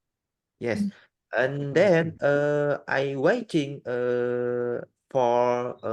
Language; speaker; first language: English; non-native, learner; Indonesian